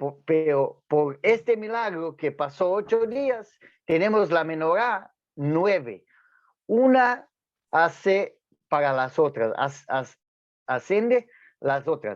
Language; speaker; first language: Spanish; non-native, fluent; Portuguese